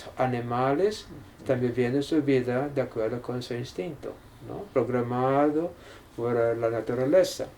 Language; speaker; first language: Spanish; non-native, learner; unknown